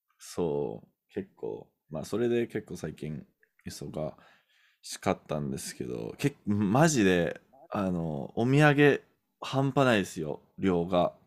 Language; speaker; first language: Japanese; non-native, fluent; English